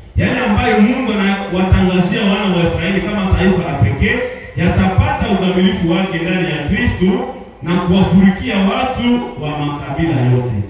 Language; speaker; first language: Swahili; non-native, local second language; Nande